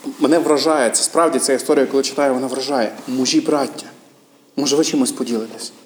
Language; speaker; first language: Ukrainian; native; Ukrainian